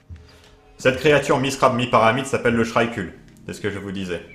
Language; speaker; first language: French; native; French